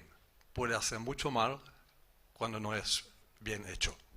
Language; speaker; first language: Spanish; non-native, learner; Portuguese